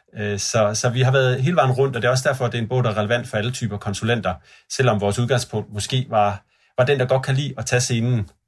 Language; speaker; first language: Danish; native; Danish